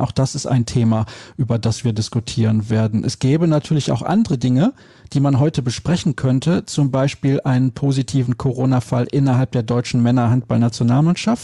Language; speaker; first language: German; native; German